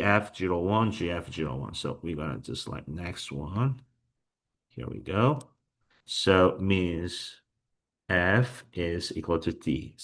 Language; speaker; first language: English; non-native, fluent; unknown